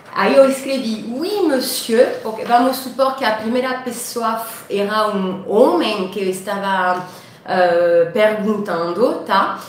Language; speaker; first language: Portuguese; non-native, fluent; French